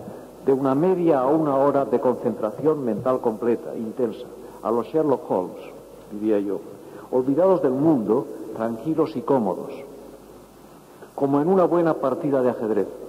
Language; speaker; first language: Spanish; native; Spanish